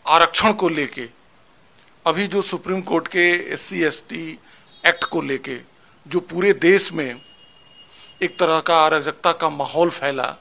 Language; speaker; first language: Hindi; native; Hindi